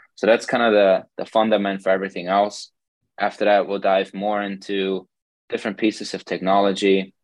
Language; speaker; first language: English; non-native, fluent; German